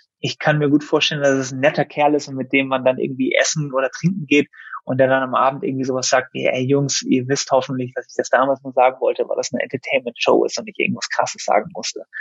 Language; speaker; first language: German; native; German